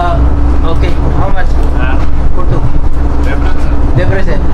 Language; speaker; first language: English; non-native, local second language; Filipino